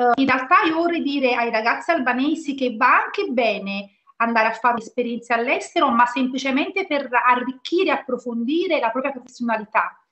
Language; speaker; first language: Italian; native; Italian